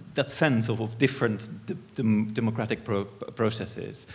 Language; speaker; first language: English; native; English